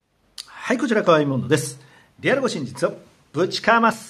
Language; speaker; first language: Japanese; native; Japanese